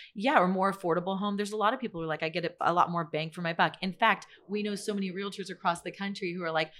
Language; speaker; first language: English; native; English